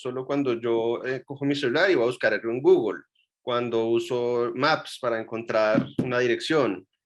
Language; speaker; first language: Spanish; native; Spanish